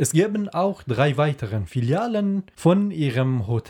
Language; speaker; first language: German; non-native, learner; Persian